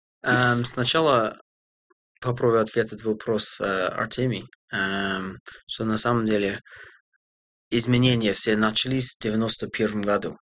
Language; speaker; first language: Russian; non-native, fluent; English